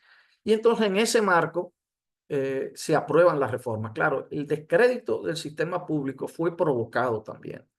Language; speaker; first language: Spanish; native; Spanish